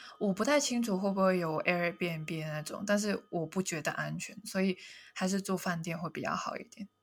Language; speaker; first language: Chinese; non-native, local second language; Cantonese